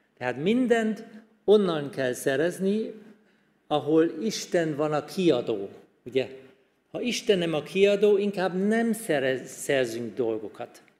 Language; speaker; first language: Hungarian; non-native, fluent; German